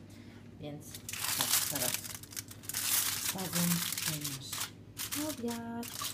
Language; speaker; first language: Polish; non-native, fluent; Italian